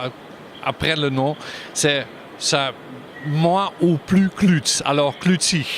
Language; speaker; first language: French; non-native, learner; German